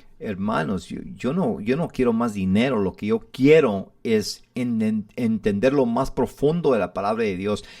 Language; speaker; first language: Spanish; early bilingual, heritage; English